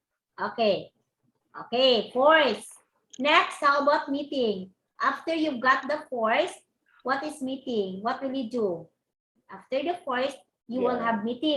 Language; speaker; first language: English; non-native, local second language; Cebuano